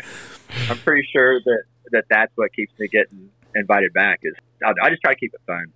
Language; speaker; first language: English; native; English